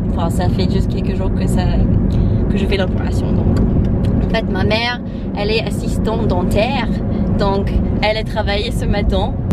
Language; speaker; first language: French; non-native, fluent; English